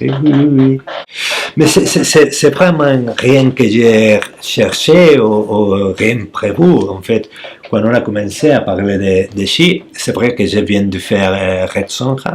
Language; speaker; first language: French; non-native, learner; Spanish